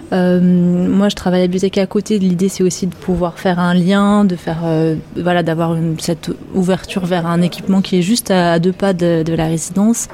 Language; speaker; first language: French; native; French